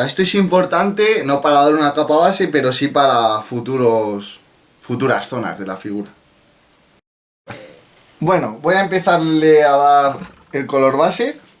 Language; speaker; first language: Spanish; native; Spanish